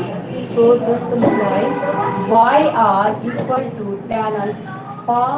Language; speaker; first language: English; non-native, local second language; Hindi